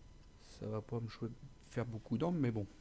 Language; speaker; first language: French; native; French